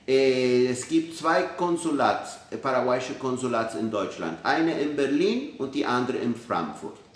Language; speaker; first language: German; early bilingual, heritage; Spanish